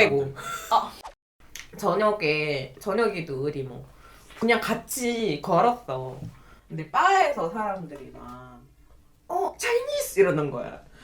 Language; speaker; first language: Korean; non-native, fluent; Indonesian